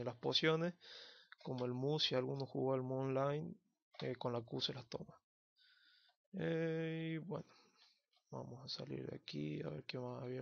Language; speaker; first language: Spanish; native; Spanish